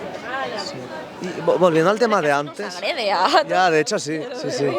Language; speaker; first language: Spanish; native; Spanish